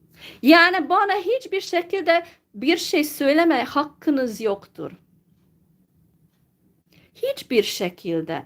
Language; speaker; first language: Turkish; non-native, fluent; Hungarian